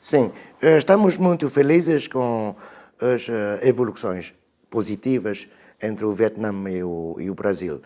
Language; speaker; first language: Portuguese; non-native, fluent; Vietnamese